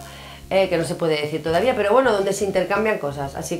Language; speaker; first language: Spanish; native; Spanish